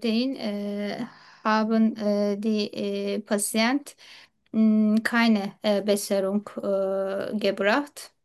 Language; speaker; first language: German; non-native, learner; Turkish